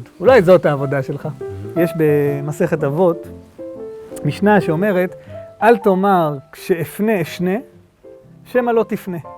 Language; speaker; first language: Hebrew; native; Hebrew